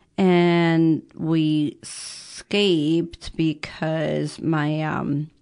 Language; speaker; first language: English; early bilingual, other home language; Persian